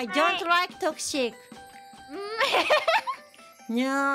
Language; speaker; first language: English; non-native, learner; Japanese